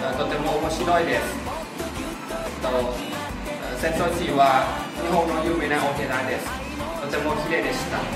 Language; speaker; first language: Japanese; non-native, learner; Thai